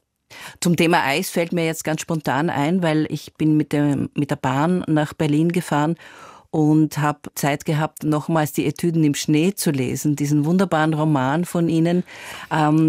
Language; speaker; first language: German; native; German